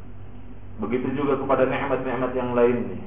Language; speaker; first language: Indonesian; native; Indonesian